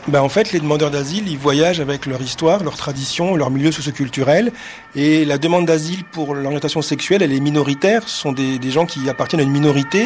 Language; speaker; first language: French; native; French